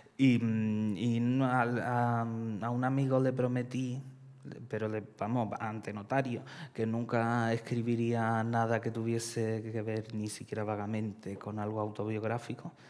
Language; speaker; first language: Spanish; early bilingual, other home language; Ukrainian